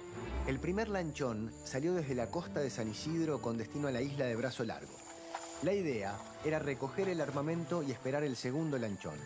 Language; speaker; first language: Spanish; native; Spanish